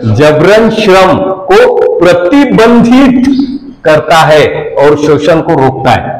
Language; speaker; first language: Hindi; non-native, local second language; Marathi